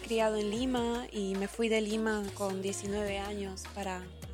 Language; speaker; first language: Spanish; native; Spanish